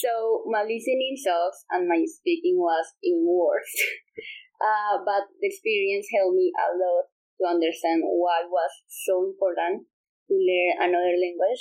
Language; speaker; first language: English; non-native, fluent; Spanish